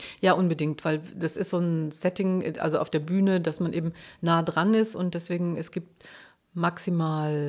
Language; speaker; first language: German; native; German